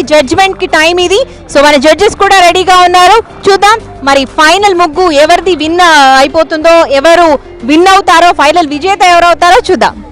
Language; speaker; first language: Telugu; native; Telugu